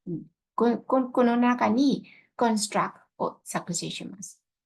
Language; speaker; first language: Japanese; non-native, fluent; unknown